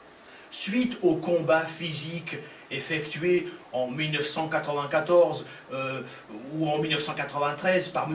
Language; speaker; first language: French; native; French